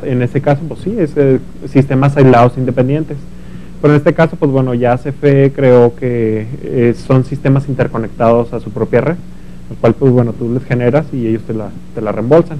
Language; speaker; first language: Spanish; native; Spanish